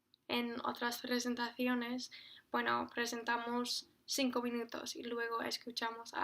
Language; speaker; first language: Spanish; non-native, fluent; English